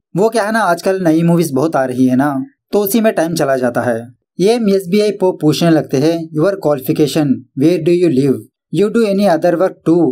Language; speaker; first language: Hindi; non-native, local second language; Urdu